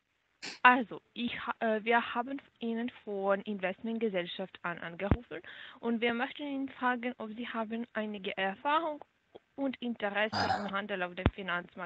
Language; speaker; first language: German; non-native, learner; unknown